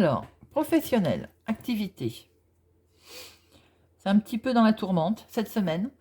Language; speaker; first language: French; native; French